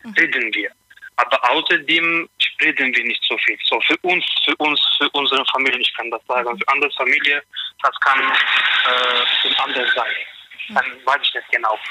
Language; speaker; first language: German; non-native, learner; Turkish